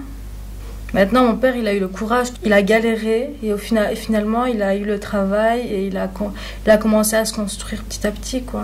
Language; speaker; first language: French; early bilingual, other home language; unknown